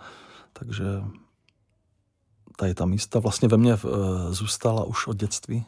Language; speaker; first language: Czech; native; Czech